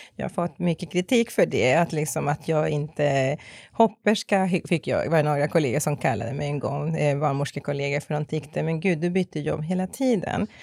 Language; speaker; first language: Swedish; early bilingual, other home language; Spanish